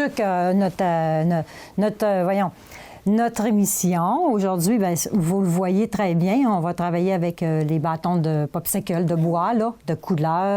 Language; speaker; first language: French; native; French